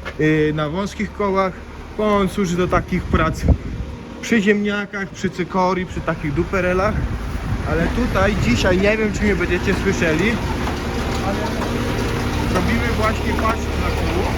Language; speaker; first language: Polish; native; Polish